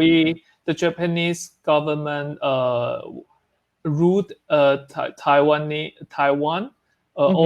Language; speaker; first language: English; non-native, learner; Chinese